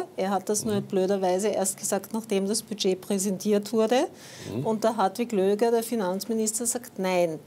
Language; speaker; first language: German; native; German